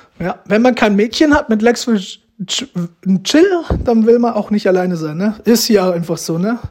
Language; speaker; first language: German; early bilingual, other home language; Romanian